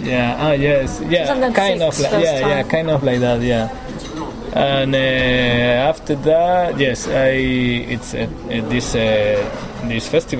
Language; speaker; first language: English; non-native, learner; Spanish